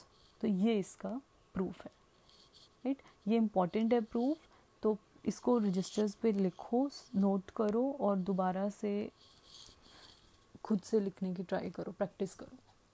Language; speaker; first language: Hindi; native; Hindi